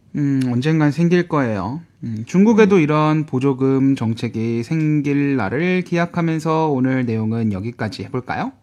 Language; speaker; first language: Korean; native; Korean